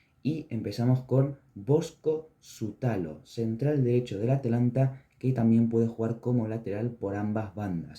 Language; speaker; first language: Spanish; native; Spanish